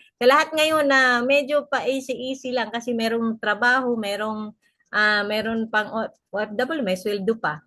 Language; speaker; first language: Filipino; non-native, local second language; Cebuano